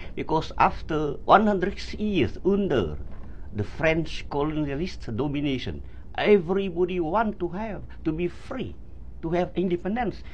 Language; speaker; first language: English; non-native, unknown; Vietnamese